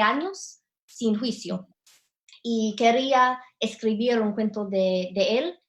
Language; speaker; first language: Spanish; non-native, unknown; English